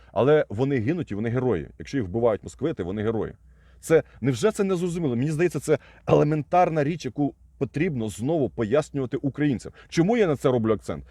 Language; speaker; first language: Ukrainian; non-native, local second language; Russian